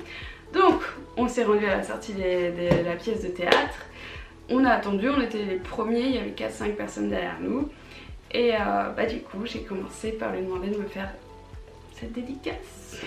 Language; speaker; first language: French; native; French